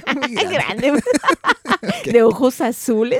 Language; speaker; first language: Spanish; native; Spanish